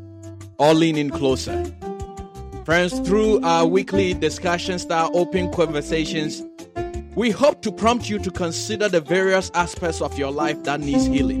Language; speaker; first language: English; native; English